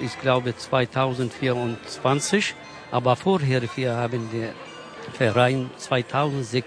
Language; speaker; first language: German; non-native, learner; Kurdish